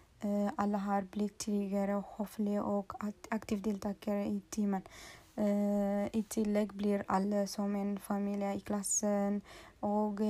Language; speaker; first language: Swedish; non-native, learner; Norwegian